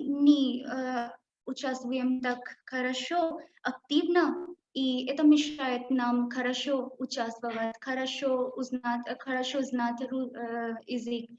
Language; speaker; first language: Russian; non-native, learner; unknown